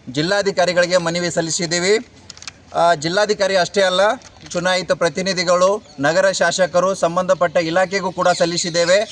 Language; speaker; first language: Kannada; non-native, local second language; Lambadi